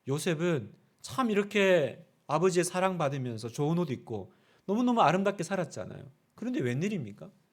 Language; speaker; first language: Korean; native; Korean